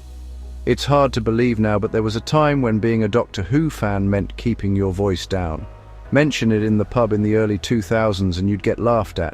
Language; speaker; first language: English; native; English